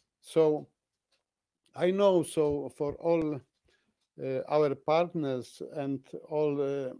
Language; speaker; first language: English; non-native, fluent; Polish